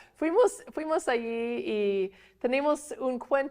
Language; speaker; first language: Spanish; non-native, fluent; English